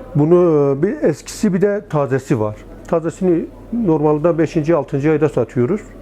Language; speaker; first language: Turkish; native; Turkish